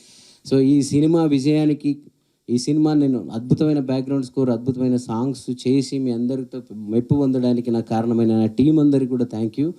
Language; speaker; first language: Telugu; native; Telugu